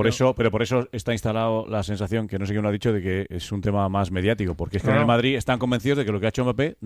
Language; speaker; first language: Spanish; native; Spanish